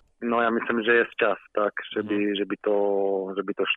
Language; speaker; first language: Polish; non-native, learner; Slovak